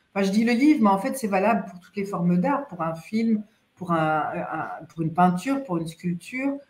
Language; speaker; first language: French; native; French